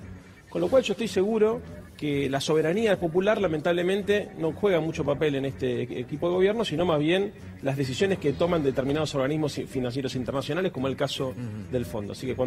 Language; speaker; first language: Spanish; native; Spanish